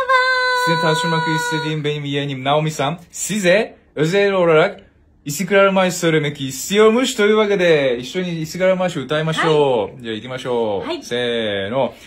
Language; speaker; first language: Turkish; non-native, learner; Japanese